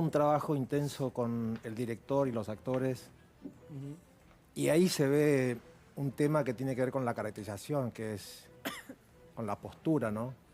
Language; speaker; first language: Spanish; native; Spanish